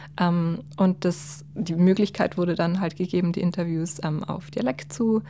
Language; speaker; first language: German; native; German